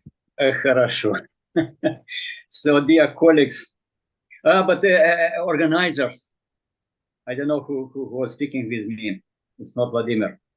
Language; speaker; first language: English; non-native, fluent; Russian